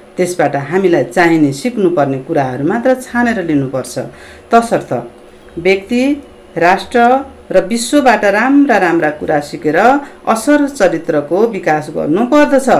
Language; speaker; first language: Nepali; native; Nepali